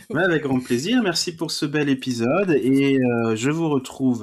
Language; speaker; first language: French; native; French